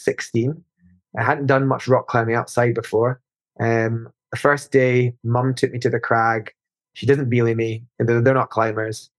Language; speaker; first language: English; native; English